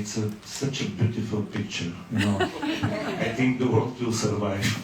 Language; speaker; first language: English; non-native, fluent; Bulgarian